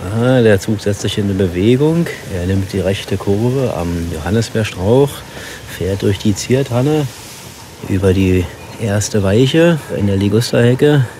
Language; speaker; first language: German; native; German